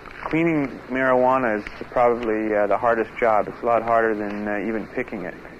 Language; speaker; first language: English; native; English